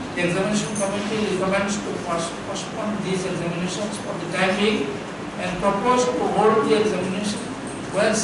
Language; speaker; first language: English; non-native, local second language; Bangla